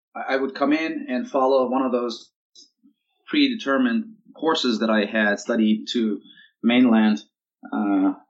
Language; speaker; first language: English; non-native, fluent; Turkish